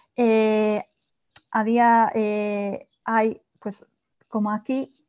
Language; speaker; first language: Spanish; native; Spanish